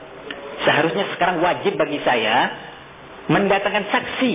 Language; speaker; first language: Indonesian; native; Indonesian